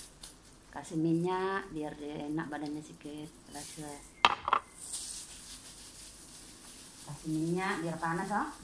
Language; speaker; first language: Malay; non-native, learner; Indonesian